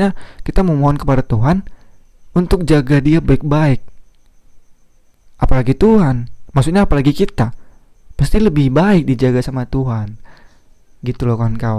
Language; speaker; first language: Indonesian; native; Indonesian